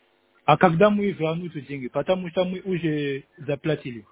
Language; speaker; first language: Russian; non-native, learner; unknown